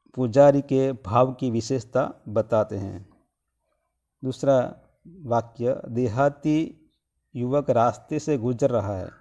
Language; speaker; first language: Hindi; non-native, local second language; Gujarati